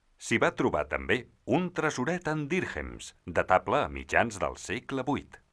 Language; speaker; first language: Catalan; native; Catalan